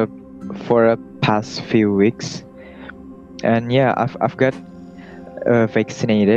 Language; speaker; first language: English; non-native, learner; Indonesian